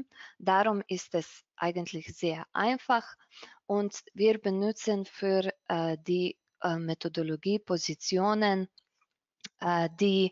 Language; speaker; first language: German; non-native, fluent; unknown